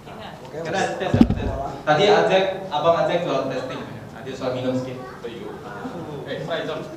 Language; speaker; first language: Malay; non-native, local second language; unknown